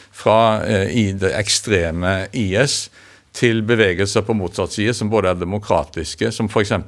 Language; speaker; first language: Norwegian; native; Norwegian